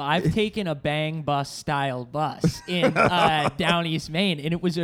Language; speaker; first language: English; native; English